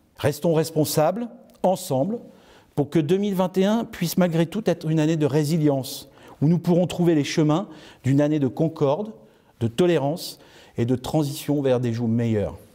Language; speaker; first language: French; native; French